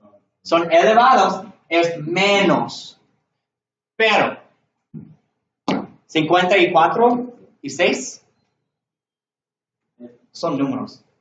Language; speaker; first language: Spanish; non-native, learner; English